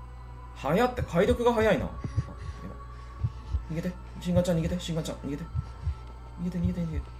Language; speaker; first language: Japanese; native; Japanese